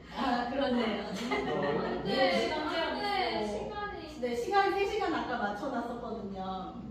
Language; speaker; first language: Korean; native; Korean